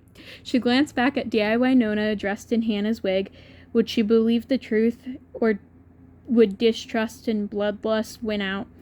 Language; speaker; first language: English; native; English